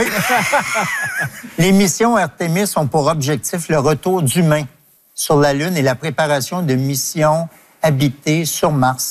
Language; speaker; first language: French; native; French